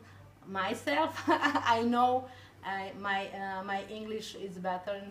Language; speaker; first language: English; non-native, learner; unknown